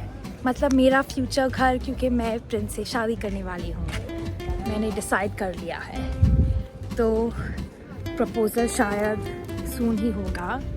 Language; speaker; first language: Hindi; non-native, local second language; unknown